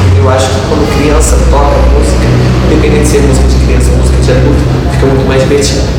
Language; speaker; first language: Portuguese; native; Portuguese